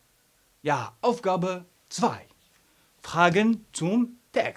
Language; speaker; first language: German; non-native, fluent; Arabic